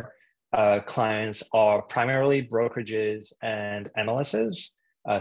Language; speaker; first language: English; non-native, fluent; French